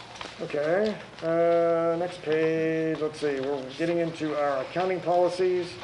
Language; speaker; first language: English; native; English